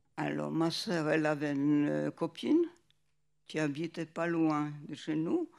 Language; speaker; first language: French; non-native, fluent; Polish